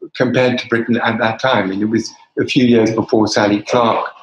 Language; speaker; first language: English; native; English